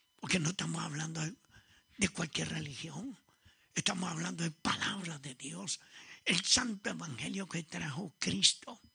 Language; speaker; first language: Spanish; early bilingual, other home language; Italian